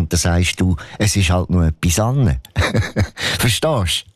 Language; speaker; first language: German; native; German